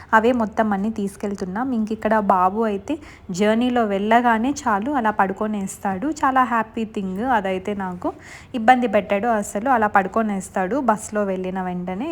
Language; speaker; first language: Telugu; non-native, local second language; Lambadi